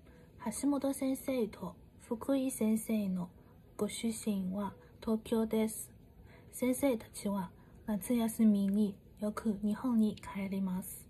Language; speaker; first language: Japanese; non-native, learner; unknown